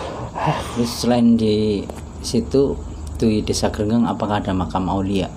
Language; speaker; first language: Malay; non-native, local second language; Javanese